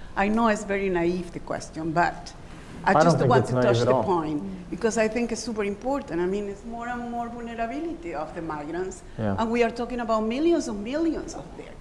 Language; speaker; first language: English; non-native, fluent; Spanish